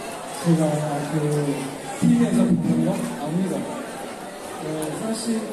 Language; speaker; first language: Korean; non-native, learner; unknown